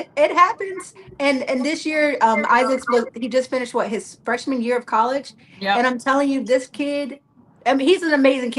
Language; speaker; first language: English; native; English